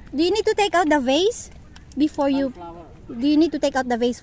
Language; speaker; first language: English; non-native, local second language; Filipino